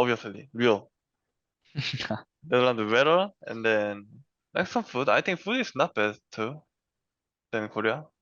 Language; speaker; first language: English; non-native, learner; Korean